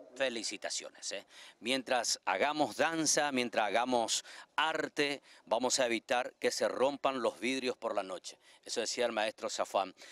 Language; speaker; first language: Spanish; native; Spanish